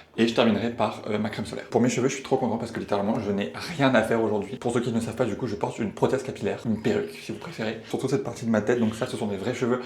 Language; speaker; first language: French; native; French